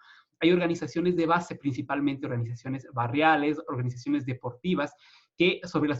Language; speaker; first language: Spanish; native; Spanish